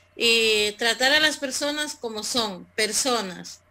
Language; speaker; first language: Spanish; native; Spanish